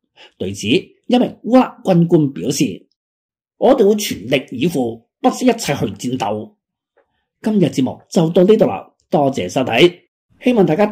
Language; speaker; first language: Chinese; non-native, local second language; Cantonese